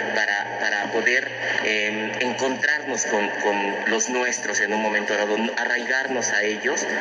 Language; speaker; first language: Spanish; native; Spanish